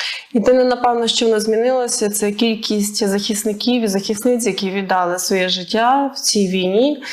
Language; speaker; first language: Ukrainian; native; Ukrainian